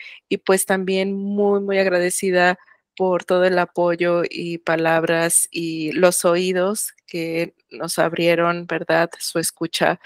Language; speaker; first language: Spanish; native; Spanish